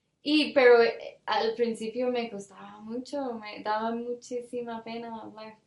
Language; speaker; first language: Spanish; non-native, fluent; English